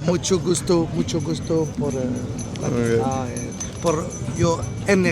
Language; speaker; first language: Spanish; non-native, learner; French